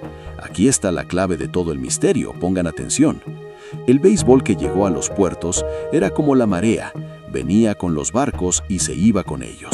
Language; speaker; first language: Spanish; native; Spanish